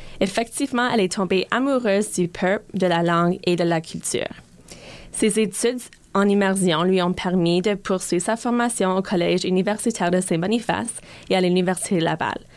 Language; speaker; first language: French; non-native, local second language; English